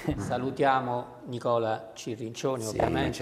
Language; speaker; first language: Italian; native; Italian